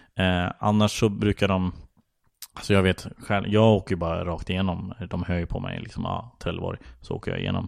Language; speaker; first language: Swedish; native; Swedish